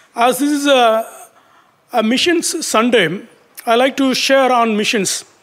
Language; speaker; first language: English; non-native, local second language; Tamil